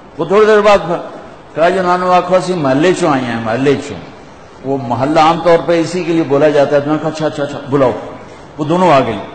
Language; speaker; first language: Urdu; non-native, local second language; Punjabi